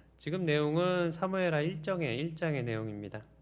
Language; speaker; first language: Korean; native; Korean